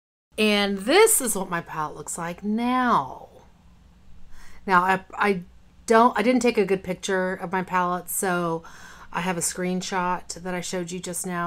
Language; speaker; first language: English; native; English